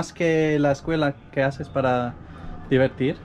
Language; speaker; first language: Spanish; non-native, learner; English